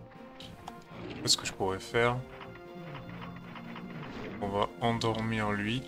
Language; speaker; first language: French; native; French